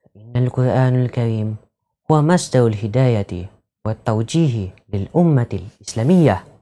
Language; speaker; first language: Arabic; non-native, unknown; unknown